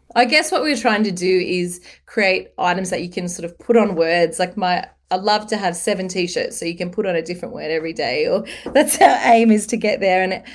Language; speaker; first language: English; native; English